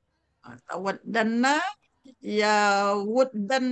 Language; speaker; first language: Arabic; non-native, learner; Indonesian